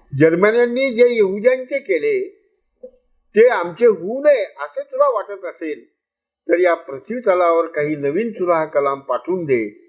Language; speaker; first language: Marathi; non-native, local second language; Urdu